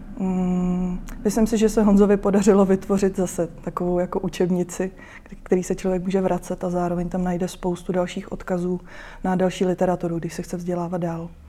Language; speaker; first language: Czech; native; Czech